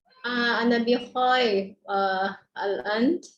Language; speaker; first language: Arabic; non-native, learner; Malay